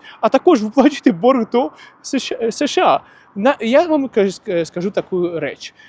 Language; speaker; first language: Ukrainian; non-native, local second language; Russian